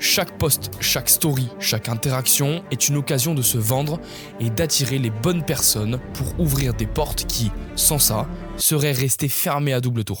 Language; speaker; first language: French; native; French